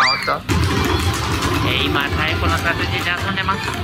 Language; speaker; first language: Japanese; native; Japanese